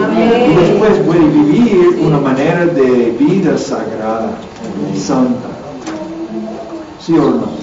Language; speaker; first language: Spanish; non-native, learner; English